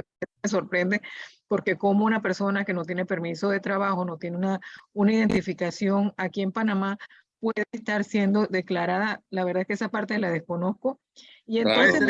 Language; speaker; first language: Spanish; native; Spanish